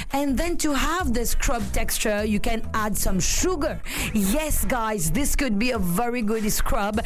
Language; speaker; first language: English; non-native, local second language; Morisyen